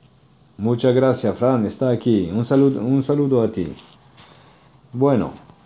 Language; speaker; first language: Spanish; non-native, learner; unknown